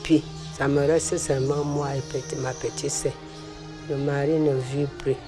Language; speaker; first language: French; non-native, local second language; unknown